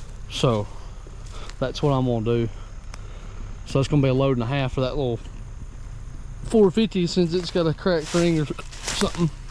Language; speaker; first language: English; native; English